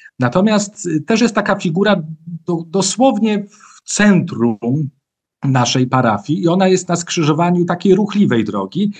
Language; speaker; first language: Polish; native; Polish